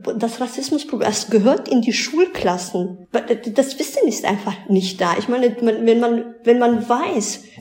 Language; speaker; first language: German; early bilingual, other home language; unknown